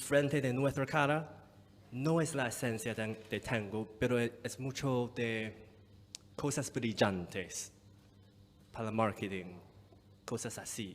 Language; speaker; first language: Spanish; non-native, fluent; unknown